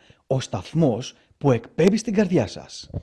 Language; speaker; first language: Greek; native; Greek